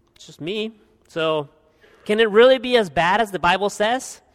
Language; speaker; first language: English; early bilingual, other home language; Spanish